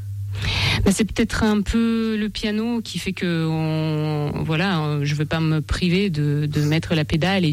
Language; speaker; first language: French; non-native, fluent; Russian